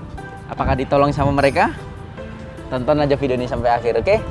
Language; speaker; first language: Indonesian; native; Indonesian